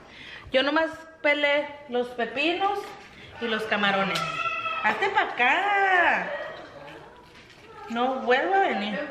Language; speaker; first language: Spanish; native; Spanish